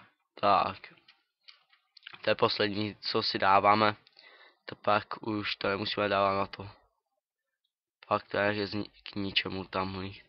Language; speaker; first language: Czech; native; Czech